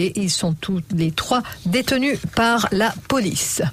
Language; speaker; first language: French; non-native, local second language; Morisyen